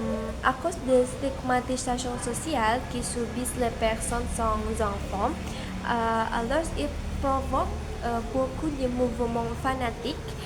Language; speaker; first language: French; non-native, learner; Indonesian